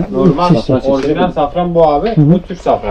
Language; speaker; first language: Turkish; native; Turkish